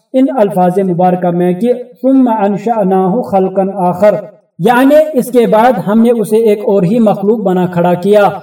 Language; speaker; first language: Urdu; native; Urdu